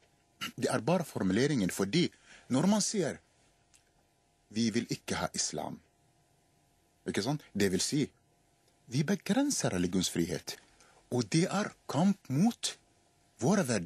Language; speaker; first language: Norwegian; non-native, fluent; Arabic